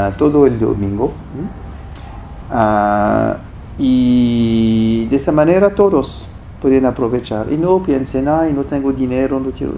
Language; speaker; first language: Spanish; non-native, fluent; French